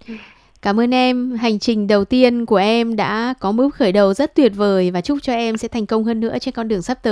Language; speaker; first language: Vietnamese; native; Vietnamese